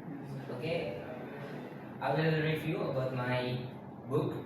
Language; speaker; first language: English; non-native, learner; Indonesian